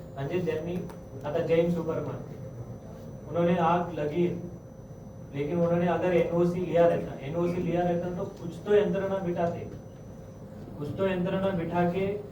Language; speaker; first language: Hindi; non-native, local second language; Marathi